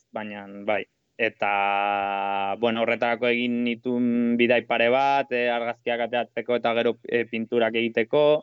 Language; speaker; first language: Basque; non-native, local second language; Spanish